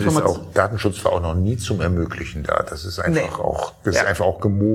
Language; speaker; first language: German; native; German